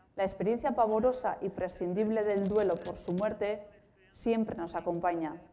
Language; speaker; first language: Spanish; non-native, local second language; Basque